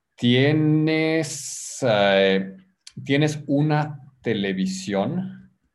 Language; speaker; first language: Spanish; native; Spanish